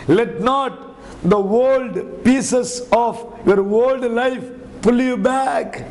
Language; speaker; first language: English; non-native, local second language; Tamil